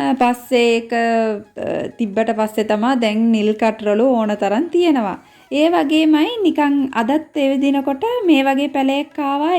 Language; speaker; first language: Sinhala; non-native, local second language; Tamil